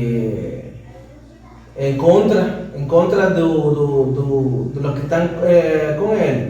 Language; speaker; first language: Portuguese; non-native, fluent; Spanish